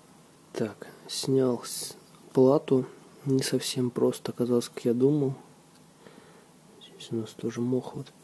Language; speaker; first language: Russian; native; Russian